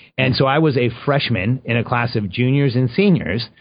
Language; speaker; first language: English; early bilingual, other home language; Spanish